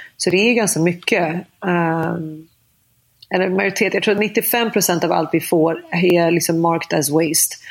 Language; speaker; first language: Swedish; native; Swedish